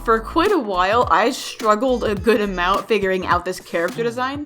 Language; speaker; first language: English; native; English